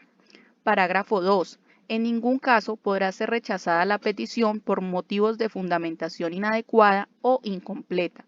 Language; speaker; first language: Spanish; native; Spanish